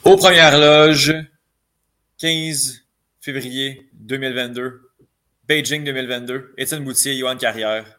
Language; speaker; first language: French; native; French